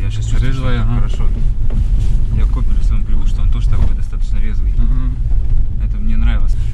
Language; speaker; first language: Russian; native; Russian